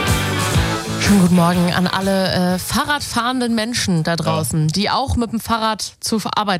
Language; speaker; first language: German; native; German